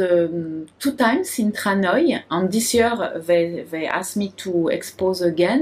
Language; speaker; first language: English; non-native, learner; French